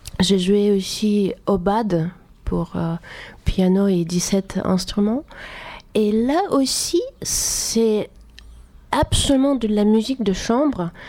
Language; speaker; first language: French; non-native, fluent; Russian